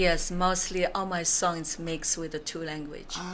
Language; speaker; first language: English; non-native, learner; Chinese